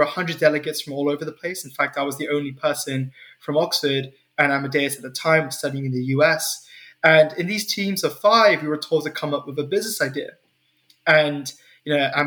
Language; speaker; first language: English; non-native, local second language; Cantonese